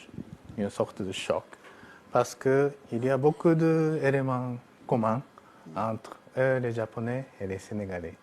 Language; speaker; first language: French; non-native, fluent; Japanese